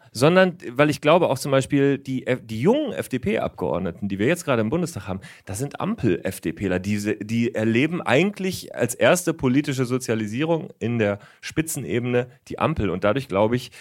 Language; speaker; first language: German; native; German